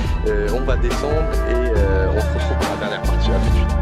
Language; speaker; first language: French; native; French